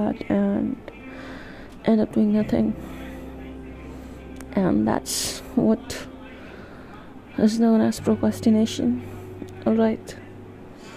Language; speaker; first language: English; non-native, local second language; Hindi